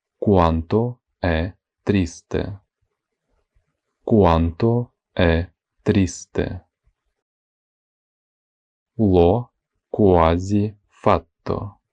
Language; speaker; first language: Italian; non-native, fluent; Ukrainian